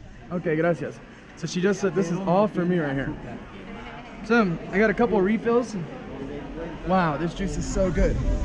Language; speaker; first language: English; native; English